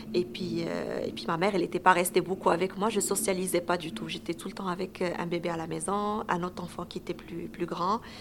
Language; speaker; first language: French; non-native, local second language; Arabic